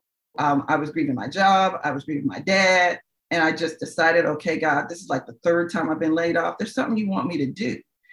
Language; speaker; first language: English; native; English